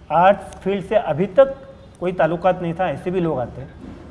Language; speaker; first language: Hindi; non-native, local second language; Marathi